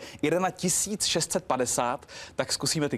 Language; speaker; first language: Czech; native; Czech